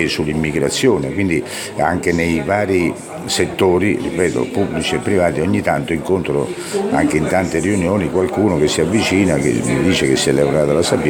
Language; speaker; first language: Italian; native; Italian